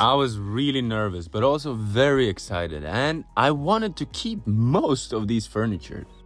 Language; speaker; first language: English; non-native, fluent; Swedish